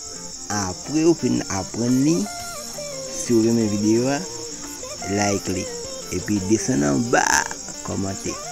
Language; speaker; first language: French; non-native, learner; Haitian Creole